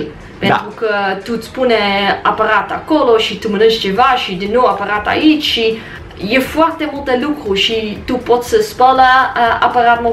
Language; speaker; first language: Romanian; non-native, learner; Dutch